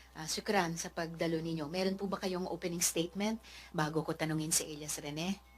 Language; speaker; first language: Filipino; native; Filipino